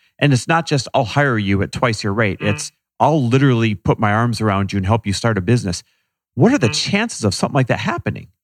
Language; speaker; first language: English; native; English